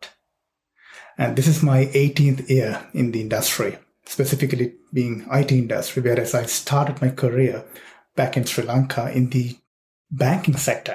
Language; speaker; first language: English; non-native, local second language; Sinhala